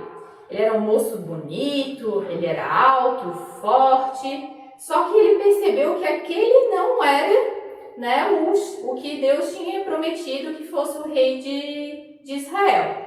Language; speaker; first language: Portuguese; native; Portuguese